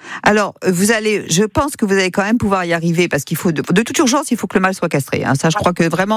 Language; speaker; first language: French; native; French